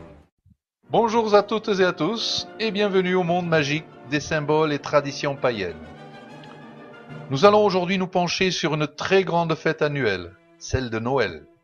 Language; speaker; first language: French; native; French